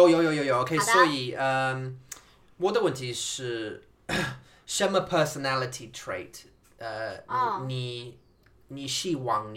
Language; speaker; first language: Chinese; non-native, learner; English